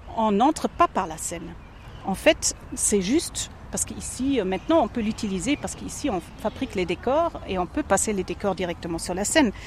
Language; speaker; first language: French; non-native, fluent; German